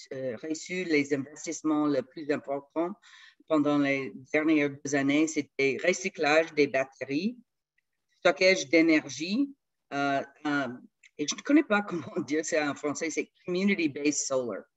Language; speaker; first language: French; non-native, fluent; English